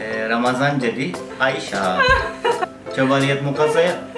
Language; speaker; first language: Indonesian; non-native, fluent; Turkish